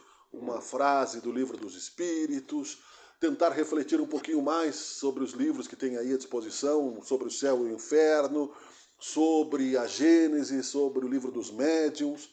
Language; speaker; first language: Portuguese; native; Portuguese